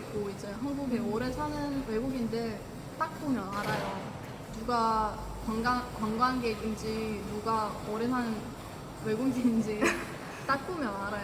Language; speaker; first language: Korean; non-native, fluent; Ukrainian